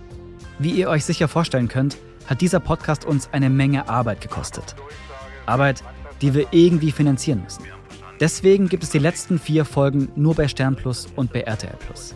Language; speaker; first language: German; native; German